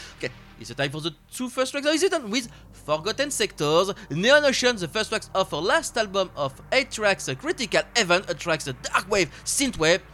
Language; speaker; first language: English; non-native, learner; French